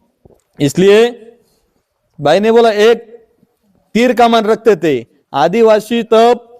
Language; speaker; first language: Hindi; non-native, local second language; Marathi